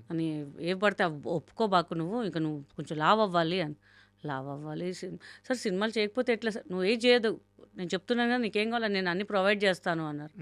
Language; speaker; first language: Telugu; non-native, local second language; Hindi